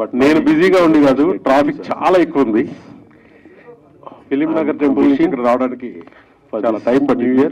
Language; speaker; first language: Telugu; non-native, learner; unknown